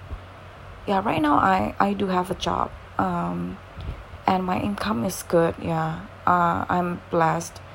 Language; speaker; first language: English; non-native, fluent; Indonesian